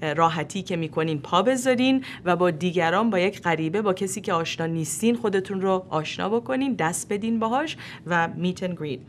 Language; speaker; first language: Persian; native; Persian